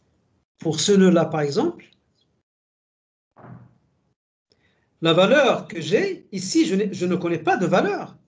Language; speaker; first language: French; native; French